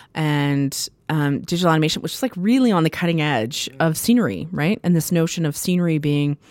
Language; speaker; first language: English; native; English